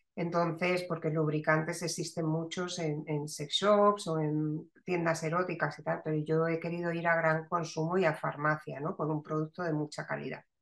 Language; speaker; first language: Spanish; native; Spanish